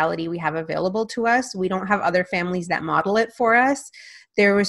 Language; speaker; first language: English; non-native, fluent; Punjabi